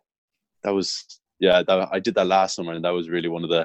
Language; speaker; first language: English; native; English